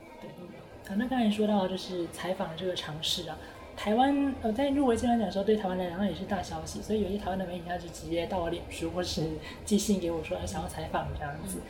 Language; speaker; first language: Chinese; native; Chinese